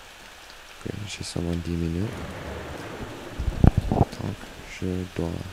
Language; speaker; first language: French; non-native, learner; English